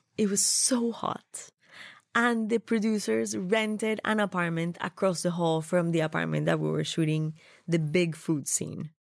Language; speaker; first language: English; non-native, fluent; Spanish